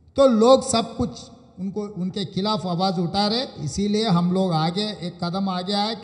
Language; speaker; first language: Hindi; non-native, local second language; Telugu